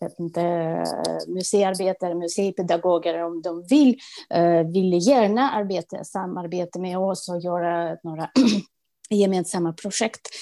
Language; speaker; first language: Swedish; non-native, fluent; Russian